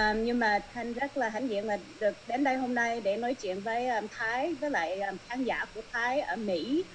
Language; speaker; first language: Vietnamese; early bilingual, heritage; Vietnamese